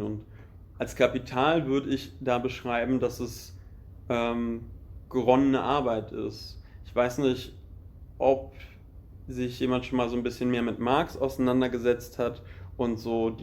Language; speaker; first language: German; native; German